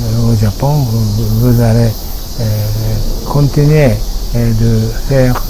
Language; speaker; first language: French; non-native, fluent; Japanese